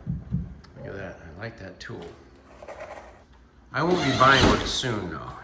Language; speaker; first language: English; native; English